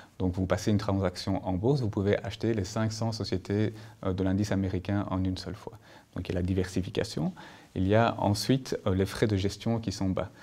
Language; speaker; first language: French; native; French